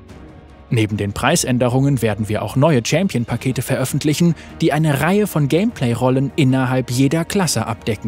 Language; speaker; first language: German; native; German